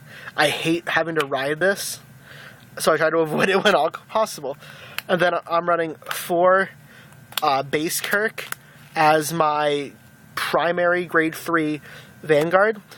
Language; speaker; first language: English; native; English